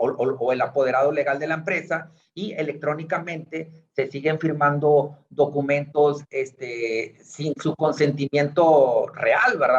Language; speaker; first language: Spanish; native; Spanish